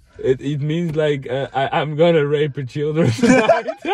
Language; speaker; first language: English; non-native, fluent; Dutch